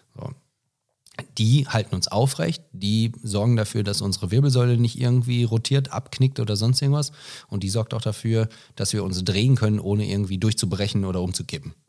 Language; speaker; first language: German; non-native, fluent; English